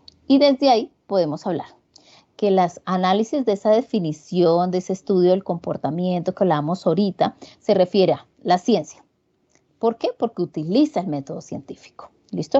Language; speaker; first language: Spanish; native; Spanish